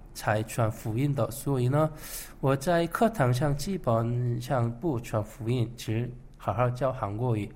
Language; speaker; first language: Chinese; non-native, fluent; Korean